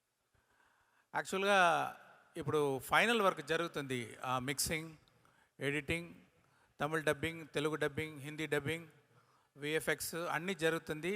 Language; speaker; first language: Telugu; non-native, learner; Tamil